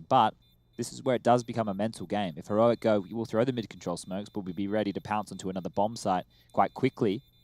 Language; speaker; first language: English; native; English